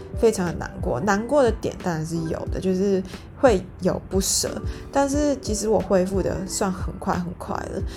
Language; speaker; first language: Chinese; native; Chinese